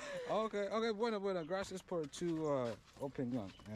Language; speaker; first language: Spanish; non-native, learner; English